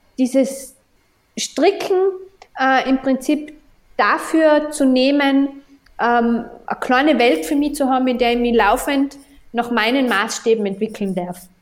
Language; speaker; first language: German; native; German